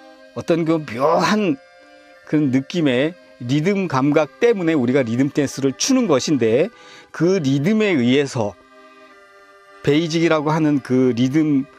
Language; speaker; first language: Korean; native; Korean